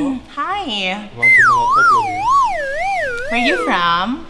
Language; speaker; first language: English; non-native, learner; Indonesian